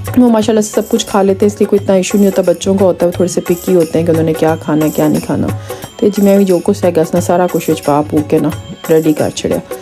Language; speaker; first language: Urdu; non-native, local second language; Punjabi